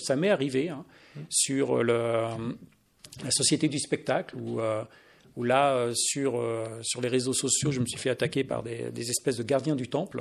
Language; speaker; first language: French; native; French